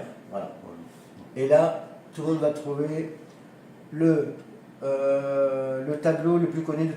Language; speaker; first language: French; native; French